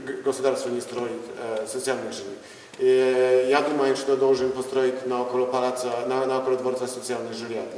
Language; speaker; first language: Russian; non-native, learner; Polish